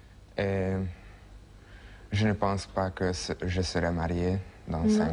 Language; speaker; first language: French; non-native, learner; Hungarian